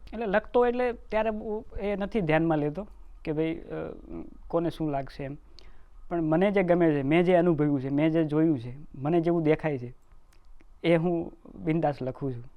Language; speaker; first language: Gujarati; native; Gujarati